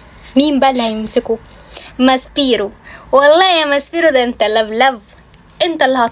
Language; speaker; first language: Arabic; native; Arabic